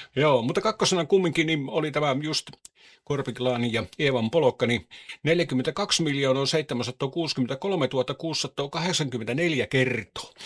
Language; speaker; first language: Finnish; native; Finnish